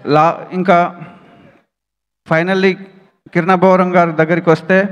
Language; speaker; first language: Telugu; native; Telugu